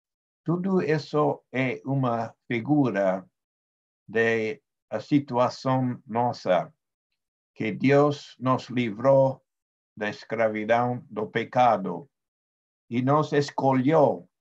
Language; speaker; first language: Portuguese; non-native, fluent; Spanish